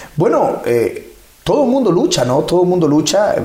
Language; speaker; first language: Spanish; native; Spanish